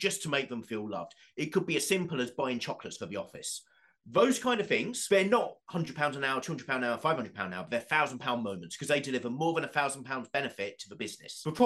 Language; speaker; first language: English; native; English